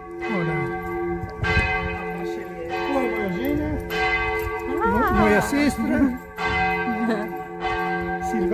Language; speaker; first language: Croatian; early bilingual, heritage; Croatian